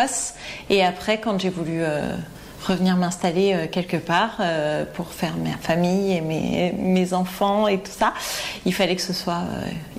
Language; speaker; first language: French; native; French